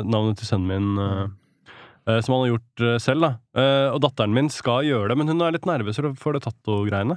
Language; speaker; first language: Norwegian; native; Norwegian